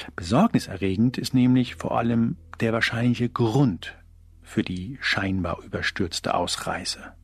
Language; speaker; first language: German; early bilingual, other home language; Spanish